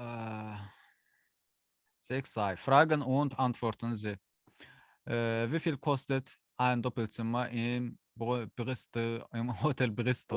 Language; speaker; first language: German; non-native, learner; Azerbaijani